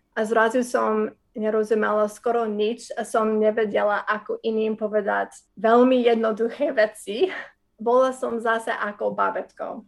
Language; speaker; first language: Slovak; non-native, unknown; English